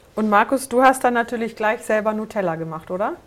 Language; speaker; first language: German; native; German